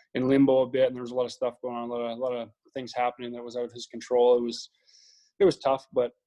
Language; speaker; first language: English; native; English